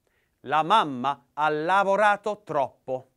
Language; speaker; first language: Italian; non-native, learner; English